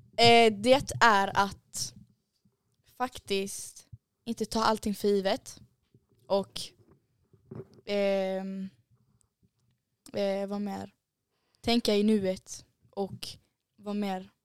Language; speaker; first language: Swedish; early bilingual, other home language; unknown